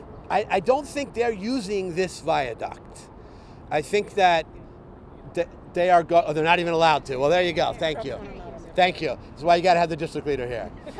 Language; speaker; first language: English; native; English